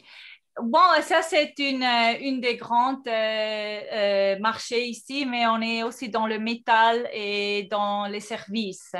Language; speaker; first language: French; non-native, fluent; Spanish